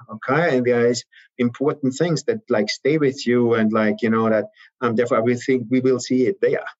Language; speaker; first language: English; non-native, fluent; German